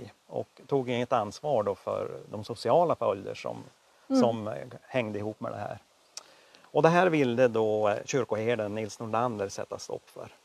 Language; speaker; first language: Swedish; native; Swedish